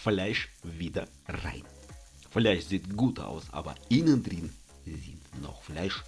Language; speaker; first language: German; non-native, learner; Russian